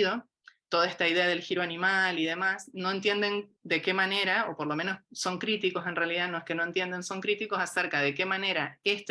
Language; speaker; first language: Spanish; native; Spanish